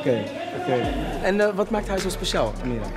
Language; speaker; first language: Dutch; native; Dutch